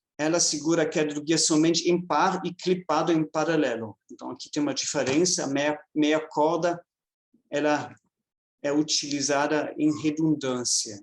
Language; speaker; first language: Portuguese; non-native, fluent; German